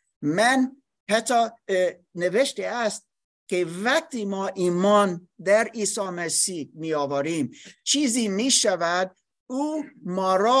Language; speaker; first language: Persian; non-native, learner; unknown